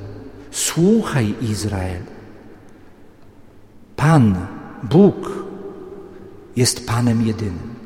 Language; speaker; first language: Polish; native; Polish